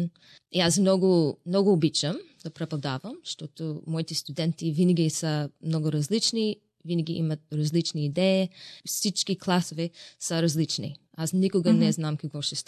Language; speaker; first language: Bulgarian; non-native, learner; English